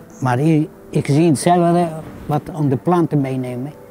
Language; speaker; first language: Dutch; non-native, learner; Italian